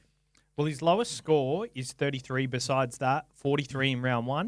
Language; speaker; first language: English; native; English